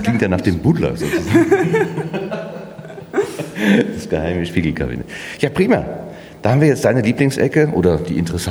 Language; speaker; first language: German; native; German